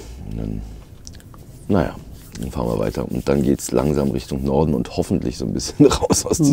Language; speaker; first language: German; native; German